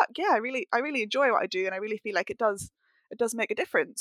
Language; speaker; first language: English; native; English